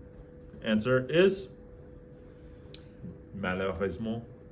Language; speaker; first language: French; non-native, learner; English